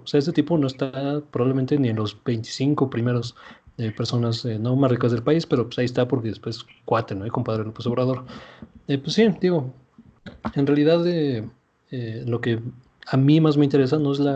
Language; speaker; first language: Spanish; native; Spanish